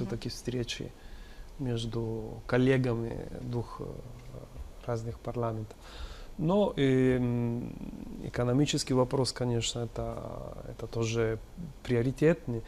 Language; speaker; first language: Russian; non-native, fluent; Italian